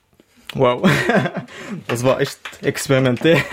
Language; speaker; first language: German; non-native, learner; Arabic